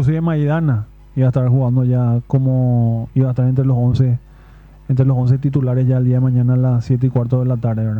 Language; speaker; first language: Spanish; native; Spanish